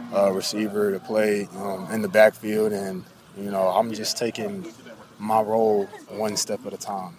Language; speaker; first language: English; native; English